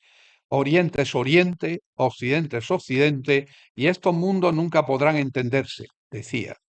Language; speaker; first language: Spanish; native; Spanish